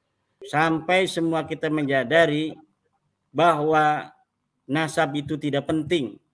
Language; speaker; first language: Indonesian; native; Indonesian